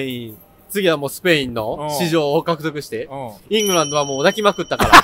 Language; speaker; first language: Japanese; native; Japanese